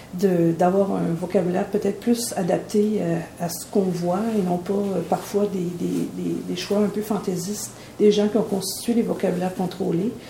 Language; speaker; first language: French; native; French